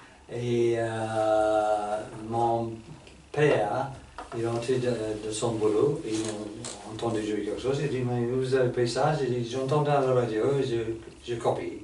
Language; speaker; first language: French; non-native, fluent; English